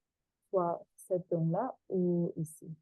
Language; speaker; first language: French; non-native, fluent; German